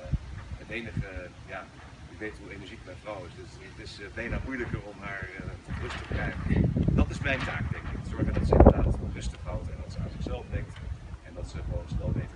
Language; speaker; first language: Dutch; native; Dutch